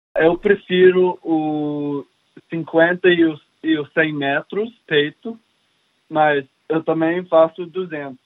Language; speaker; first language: Portuguese; early bilingual, heritage; English